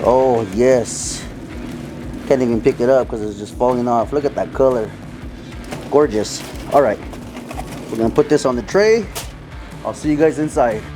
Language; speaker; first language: English; native; English